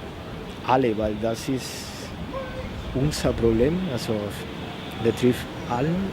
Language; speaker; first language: German; non-native, fluent; Spanish